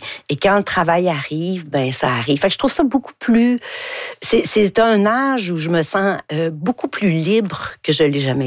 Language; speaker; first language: French; native; French